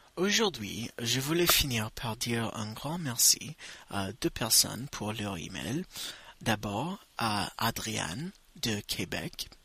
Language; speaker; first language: French; non-native, fluent; English